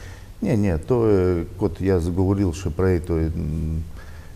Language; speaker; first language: Slovenian; non-native, learner; Russian